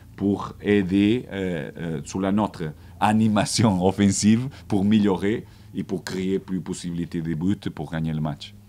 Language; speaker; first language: French; non-native, learner; Portuguese